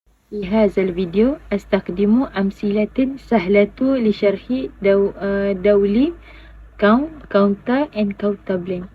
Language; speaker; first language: Arabic; non-native, learner; Malay